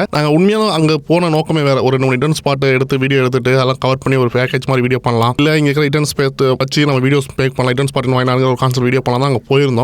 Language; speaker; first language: Tamil; native; Tamil